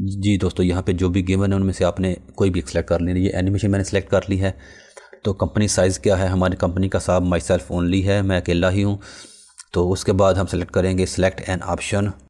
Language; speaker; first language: Urdu; non-native, local second language; Punjabi